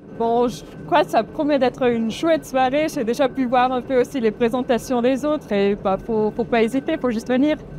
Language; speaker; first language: French; non-native, local second language; Swiss German